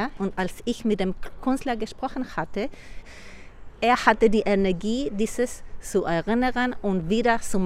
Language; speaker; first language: German; non-native, fluent; Spanish